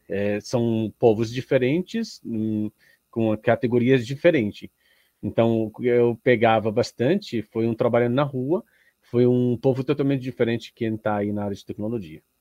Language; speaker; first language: Portuguese; non-native, learner; Arabic